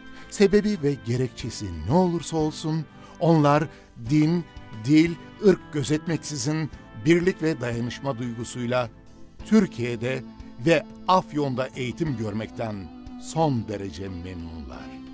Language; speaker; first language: Turkish; native; Turkish